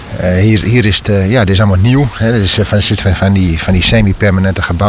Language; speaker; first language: Dutch; native; Dutch